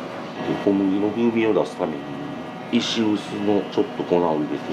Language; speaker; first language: Japanese; native; Japanese